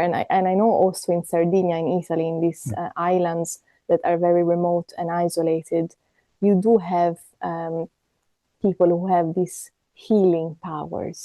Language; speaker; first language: English; non-native, fluent; Italian